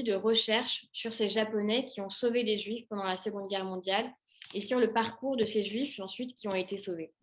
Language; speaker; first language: French; native; French